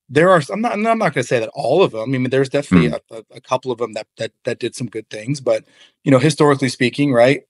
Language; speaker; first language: English; native; English